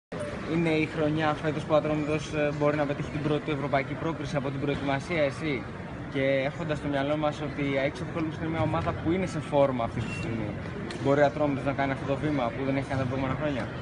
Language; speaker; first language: Greek; native; Greek